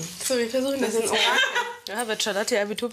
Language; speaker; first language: German; native; German